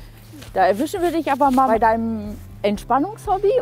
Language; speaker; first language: German; native; German